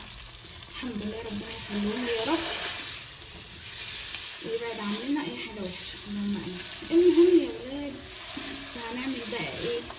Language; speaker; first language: Arabic; native; Arabic